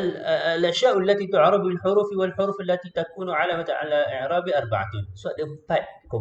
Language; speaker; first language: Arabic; non-native, fluent; Malay